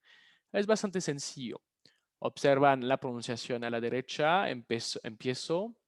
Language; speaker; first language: Spanish; non-native, fluent; French